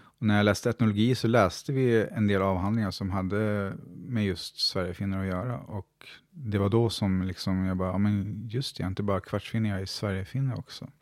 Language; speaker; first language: Swedish; native; Swedish